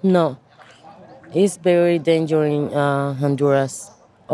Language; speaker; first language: English; non-native, learner; Spanish